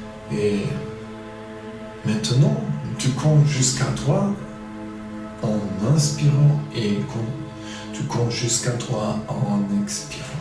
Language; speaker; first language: French; non-native, fluent; German